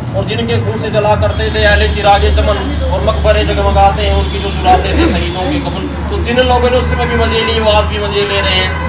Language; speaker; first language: Hindi; native; Hindi